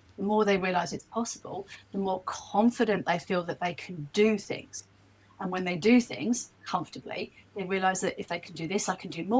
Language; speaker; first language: English; native; English